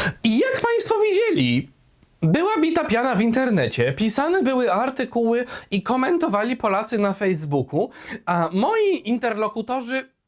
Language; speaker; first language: Polish; native; Polish